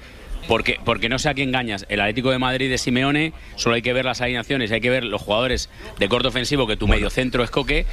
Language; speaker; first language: Spanish; native; Spanish